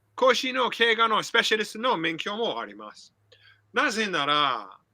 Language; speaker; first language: Japanese; non-native, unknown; English